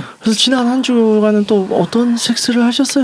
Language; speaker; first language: Korean; native; Korean